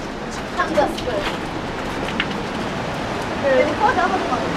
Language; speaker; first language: Russian; native; Russian